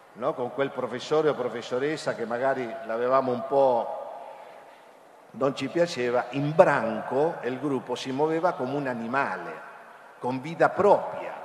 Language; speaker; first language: Italian; non-native, fluent; Spanish